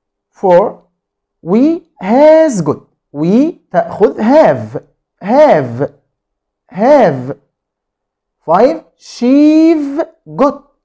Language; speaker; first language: English; non-native, fluent; Arabic